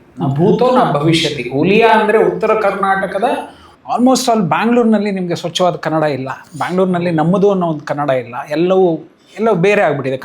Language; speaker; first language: Kannada; native; Kannada